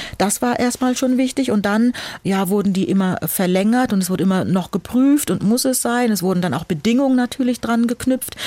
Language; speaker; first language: German; native; German